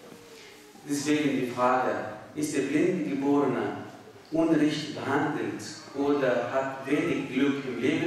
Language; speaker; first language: German; non-native, fluent; Arabic